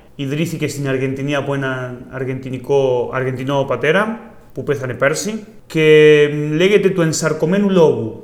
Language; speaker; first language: Greek; non-native, fluent; Spanish